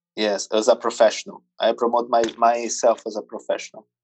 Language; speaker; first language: English; non-native, fluent; Portuguese